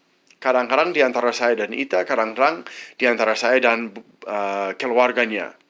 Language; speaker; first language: Indonesian; non-native, fluent; English